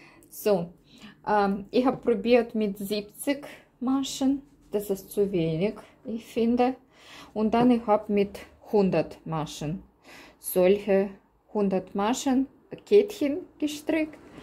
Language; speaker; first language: German; non-native, learner; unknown